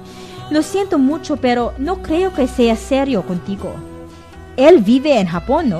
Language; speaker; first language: Spanish; non-native, fluent; Filipino